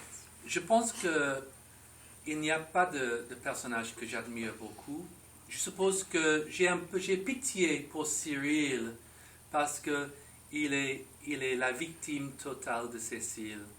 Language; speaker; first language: French; non-native, fluent; English